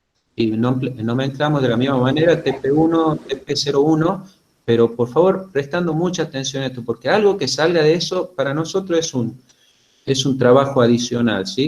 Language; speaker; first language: Spanish; native; Spanish